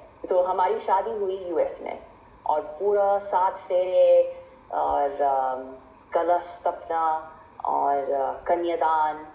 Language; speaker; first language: Hindi; non-native, fluent; English